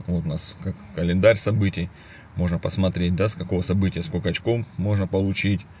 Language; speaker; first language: Russian; native; Russian